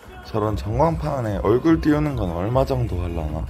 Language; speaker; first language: Korean; native; Korean